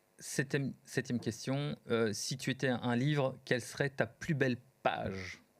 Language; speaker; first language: French; early bilingual, other home language; Portuguese